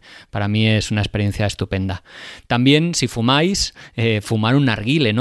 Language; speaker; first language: Spanish; native; Spanish